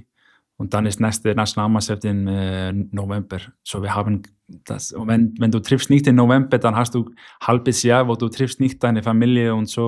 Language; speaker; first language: German; non-native, learner; Icelandic